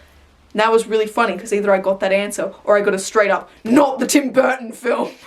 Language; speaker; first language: English; native; English